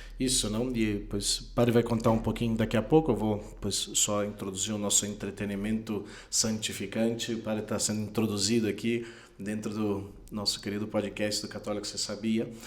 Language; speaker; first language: Portuguese; non-native, fluent; Spanish